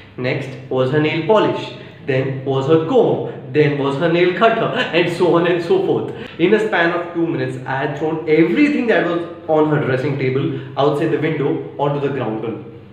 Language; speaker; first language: English; non-native, local second language; Maithili